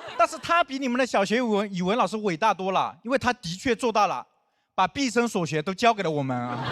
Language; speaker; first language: Chinese; non-native, local second language; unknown